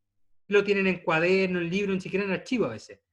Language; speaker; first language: Spanish; native; Spanish